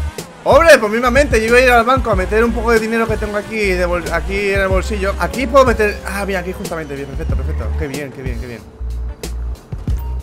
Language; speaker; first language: Spanish; native; Spanish